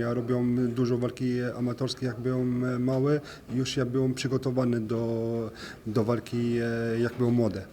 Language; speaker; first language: Polish; non-native, fluent; French